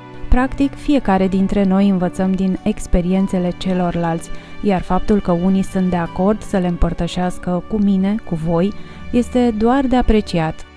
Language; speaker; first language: Romanian; native; Romanian